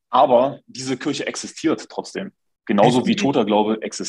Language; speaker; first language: German; native; German